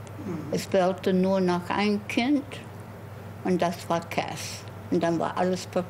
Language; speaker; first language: German; non-native, fluent; English